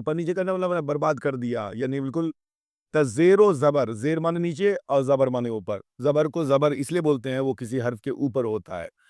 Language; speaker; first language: Urdu; native; Urdu